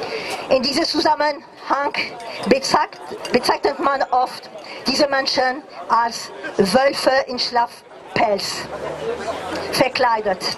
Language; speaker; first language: German; non-native, fluent; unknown